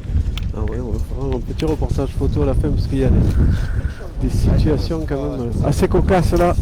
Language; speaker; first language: French; native; French